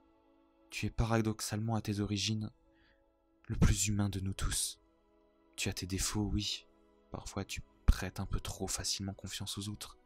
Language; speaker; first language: French; native; French